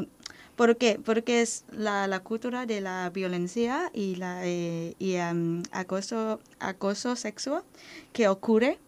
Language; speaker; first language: Spanish; non-native, learner; Thai